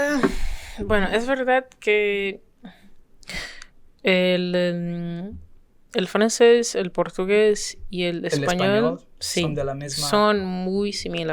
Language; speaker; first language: Spanish; non-native, fluent; French